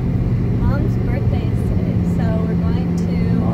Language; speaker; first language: English; native; English